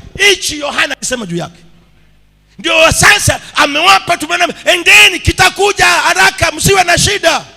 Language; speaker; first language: Swahili; non-native, local second language; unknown